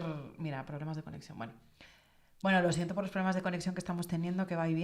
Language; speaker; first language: Spanish; native; Spanish